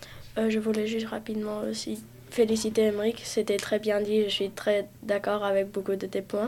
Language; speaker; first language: French; early bilingual, heritage; French